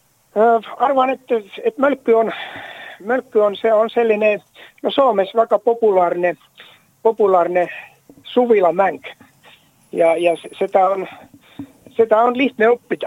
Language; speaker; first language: Estonian; non-native, learner; Finnish